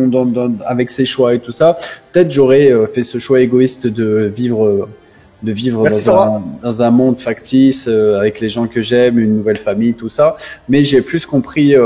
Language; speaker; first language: French; native; French